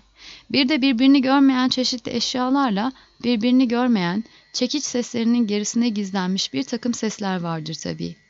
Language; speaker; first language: Turkish; native; Turkish